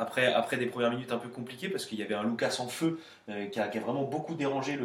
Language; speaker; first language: French; native; French